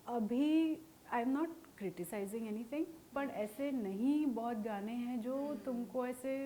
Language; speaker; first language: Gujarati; non-native, local second language; Hindi